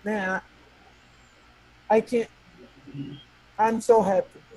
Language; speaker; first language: English; non-native, learner; Portuguese